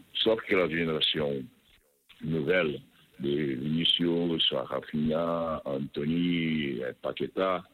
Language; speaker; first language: French; non-native, fluent; Portuguese